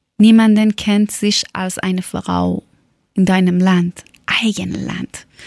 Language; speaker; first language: German; non-native, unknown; Persian